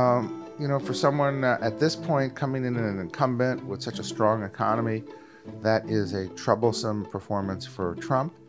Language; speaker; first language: English; native; English